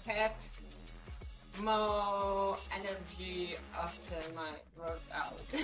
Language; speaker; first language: English; non-native, learner; Russian